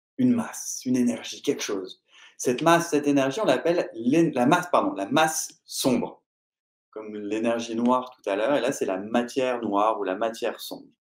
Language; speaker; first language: French; native; French